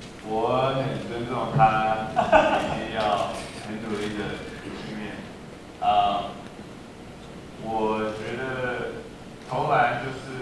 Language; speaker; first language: Chinese; early bilingual, heritage; English